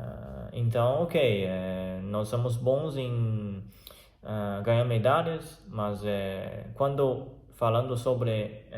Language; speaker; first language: Portuguese; non-native, learner; Chinese